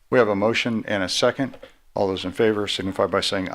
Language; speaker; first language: English; native; English